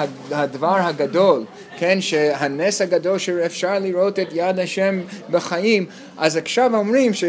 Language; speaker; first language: Hebrew; non-native, fluent; English